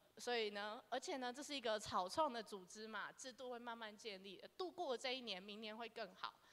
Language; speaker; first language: Chinese; native; Chinese